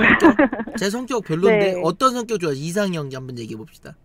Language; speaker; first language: Korean; native; Korean